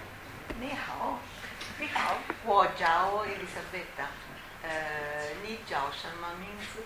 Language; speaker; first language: Chinese; non-native, learner; Italian